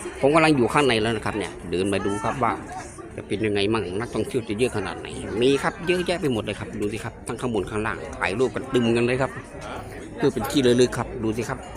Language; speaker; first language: Thai; native; Thai